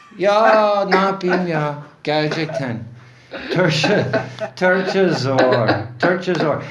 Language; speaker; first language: Turkish; non-native, learner; English